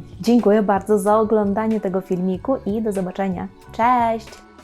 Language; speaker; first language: Polish; non-native, fluent; Ukrainian